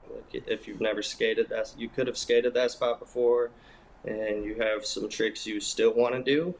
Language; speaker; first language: English; native; English